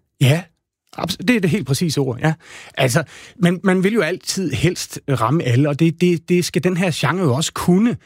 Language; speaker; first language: Danish; native; Danish